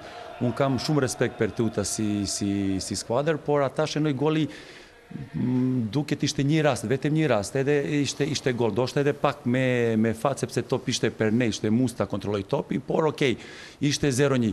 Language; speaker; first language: Albanian; non-native, learner; Serbian